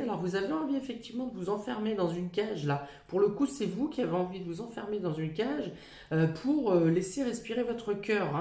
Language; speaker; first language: French; native; French